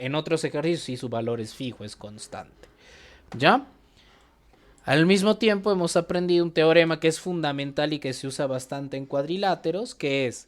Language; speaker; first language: Spanish; native; Spanish